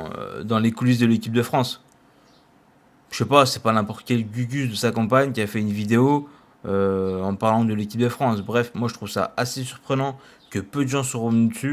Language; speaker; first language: French; native; French